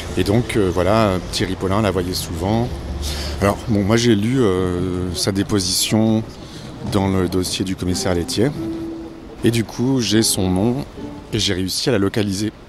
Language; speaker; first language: French; native; French